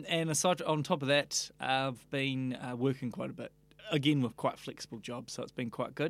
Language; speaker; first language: English; native; English